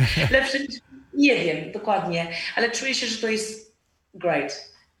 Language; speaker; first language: Polish; non-native, learner; English